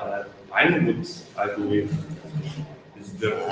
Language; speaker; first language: English; non-native, learner; Lithuanian